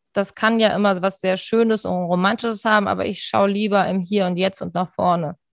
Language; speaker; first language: German; native; German